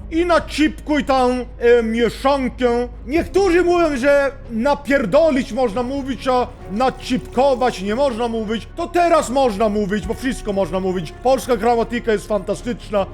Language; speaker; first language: Polish; non-native, learner; Swedish